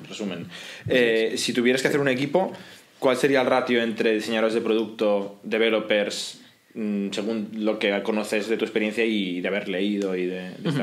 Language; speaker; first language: Spanish; native; Spanish